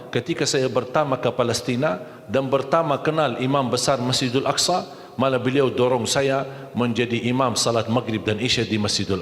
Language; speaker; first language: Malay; non-native, fluent; Arabic